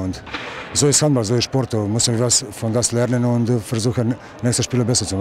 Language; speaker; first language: German; non-native, learner; Croatian